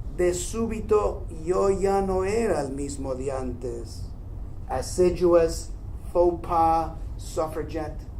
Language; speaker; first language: Spanish; early bilingual, heritage; Spanish